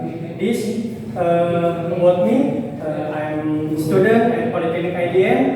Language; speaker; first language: English; non-native, learner; Indonesian